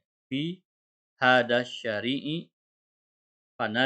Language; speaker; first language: Arabic; non-native, fluent; Indonesian